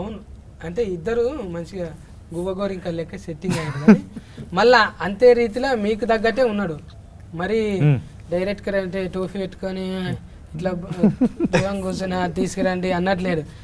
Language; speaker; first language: Telugu; native; Telugu